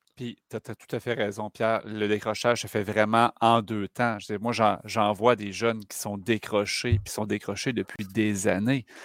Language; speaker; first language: French; native; French